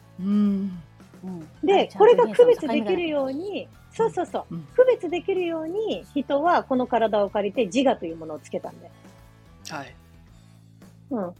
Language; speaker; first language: Japanese; native; Japanese